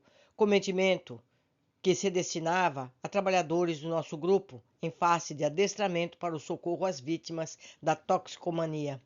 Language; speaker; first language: Portuguese; native; Portuguese